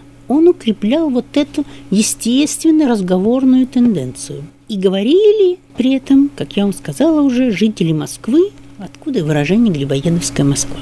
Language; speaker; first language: Russian; native; Russian